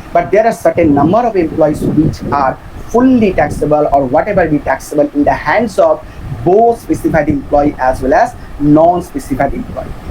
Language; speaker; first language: English; non-native, local second language; Bangla